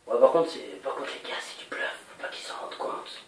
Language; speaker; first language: French; native; French